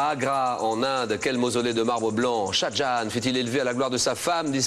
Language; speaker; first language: French; native; French